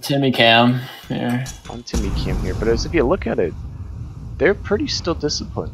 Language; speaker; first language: English; native; English